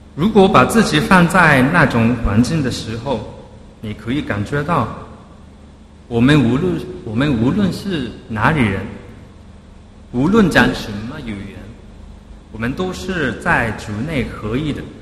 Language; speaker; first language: Chinese; non-native, fluent; Japanese